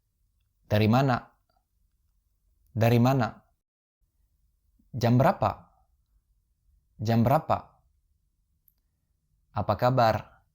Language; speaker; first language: Indonesian; non-native, fluent; French